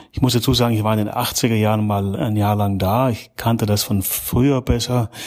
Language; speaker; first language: German; native; German